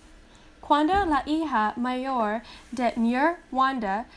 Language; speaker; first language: Spanish; non-native, learner; English